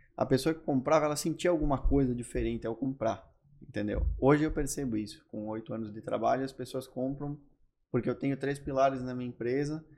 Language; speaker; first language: Portuguese; native; Portuguese